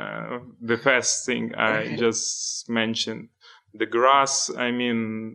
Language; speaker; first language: English; non-native, fluent; Ukrainian